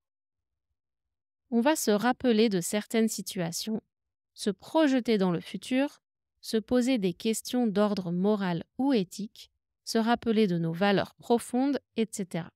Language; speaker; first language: French; native; French